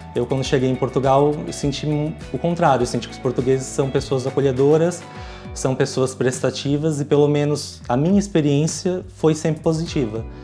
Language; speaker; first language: Portuguese; native; Portuguese